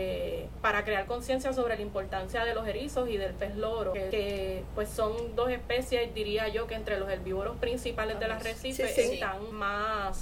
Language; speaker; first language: Spanish; native; Spanish